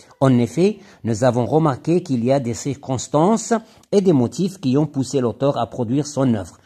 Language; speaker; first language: French; non-native, local second language; Arabic